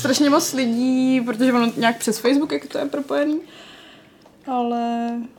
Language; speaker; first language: Czech; native; Czech